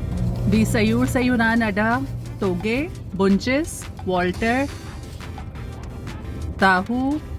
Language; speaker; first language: Indonesian; non-native, learner; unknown